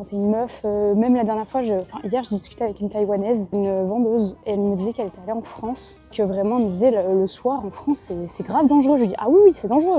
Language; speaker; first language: French; native; French